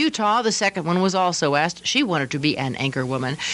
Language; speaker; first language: English; native; English